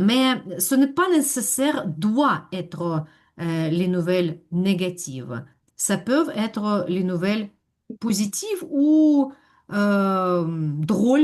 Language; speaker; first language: French; non-native, fluent; Ukrainian